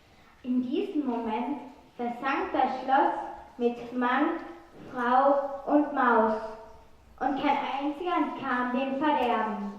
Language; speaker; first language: German; native; German